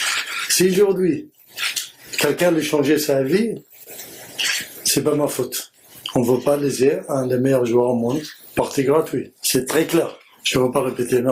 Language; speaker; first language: French; non-native, learner; Arabic